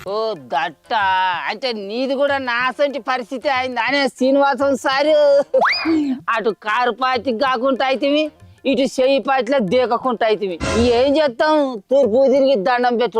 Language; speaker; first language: Telugu; native; Telugu